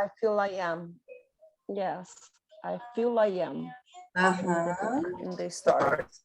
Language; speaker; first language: English; non-native, learner; Portuguese